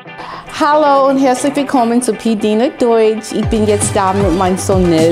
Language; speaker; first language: German; non-native, fluent; English